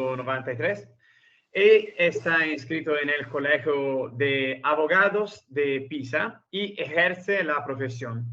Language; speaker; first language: Spanish; non-native, learner; Italian